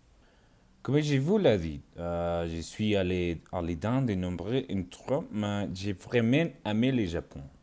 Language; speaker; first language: French; non-native, learner; Spanish